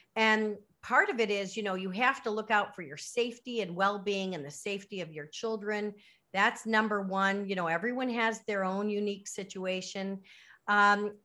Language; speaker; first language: English; native; English